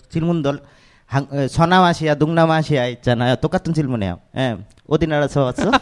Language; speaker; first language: Korean; non-native, fluent; Bangla